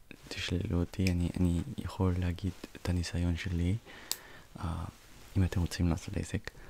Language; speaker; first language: Hebrew; non-native, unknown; English